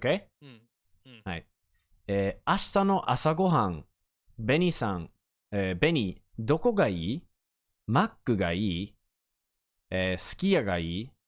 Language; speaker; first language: Japanese; non-native, fluent; English